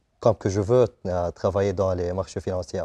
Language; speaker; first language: French; non-native, local second language; Arabic